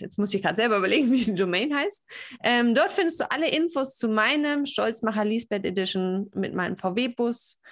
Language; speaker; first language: German; native; German